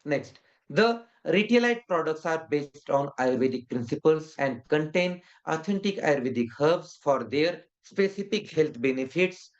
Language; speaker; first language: English; non-native, local second language; Hindi